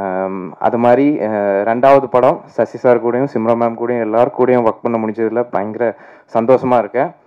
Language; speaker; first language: Tamil; non-native, local second language; Malayalam